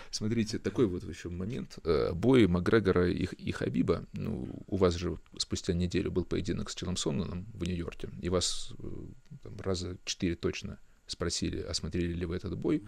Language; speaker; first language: Russian; native; Russian